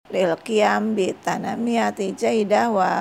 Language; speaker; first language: Arabic; non-native, fluent; Indonesian